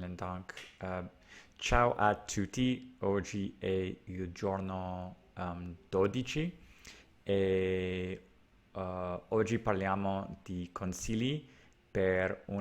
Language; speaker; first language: Italian; non-native, learner; English